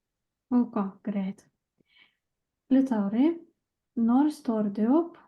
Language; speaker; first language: Norwegian; non-native, learner; Lithuanian